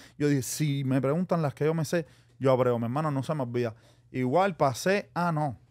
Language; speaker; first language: Spanish; native; Spanish